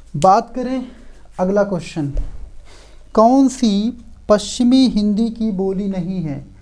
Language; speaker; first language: Hindi; native; Hindi